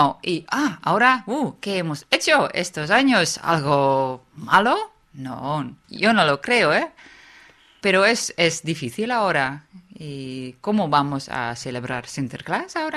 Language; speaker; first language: Spanish; non-native, fluent; Dutch